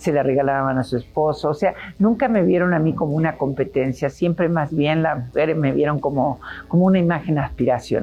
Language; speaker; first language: Spanish; native; Spanish